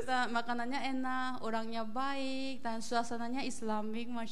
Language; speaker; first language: Indonesian; non-native, learner; Korean